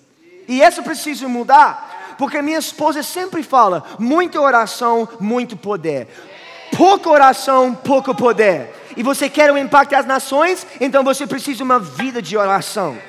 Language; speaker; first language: Portuguese; non-native, fluent; English